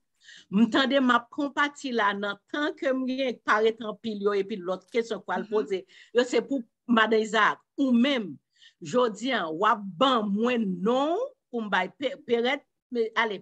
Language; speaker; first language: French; non-native, local second language; Haitian Creole